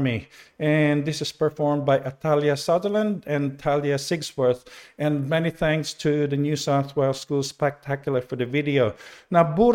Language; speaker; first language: English; non-native, local second language; Cebuano